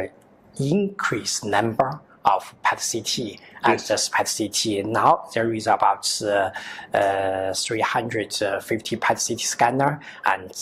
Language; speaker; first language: English; non-native, learner; Chinese